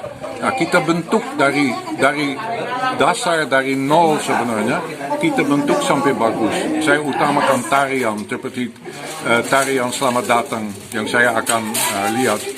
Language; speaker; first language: Indonesian; non-native, fluent; Dutch